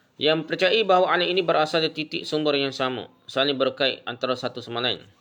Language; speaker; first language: Malay; native; Malay